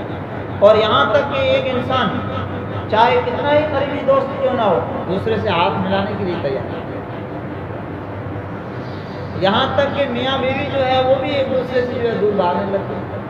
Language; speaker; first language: Urdu; native; Urdu